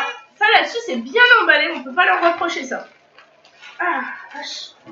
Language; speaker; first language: French; native; French